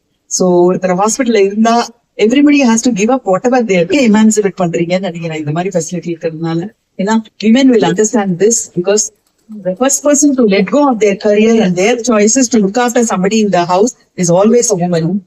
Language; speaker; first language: English; non-native, local second language; Tamil